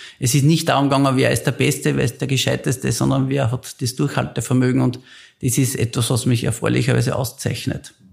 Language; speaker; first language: German; native; German